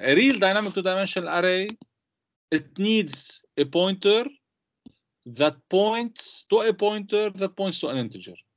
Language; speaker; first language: English; non-native, local second language; Arabic